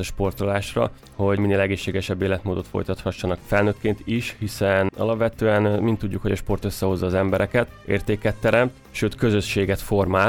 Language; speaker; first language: Hungarian; native; Hungarian